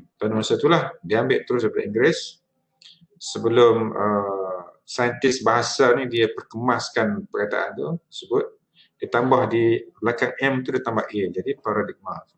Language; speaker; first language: Malay; native; Malay